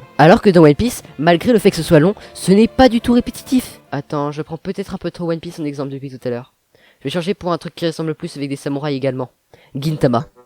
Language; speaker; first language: French; native; French